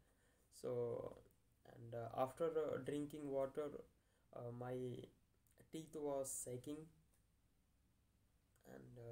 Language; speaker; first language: English; non-native, learner; Hindi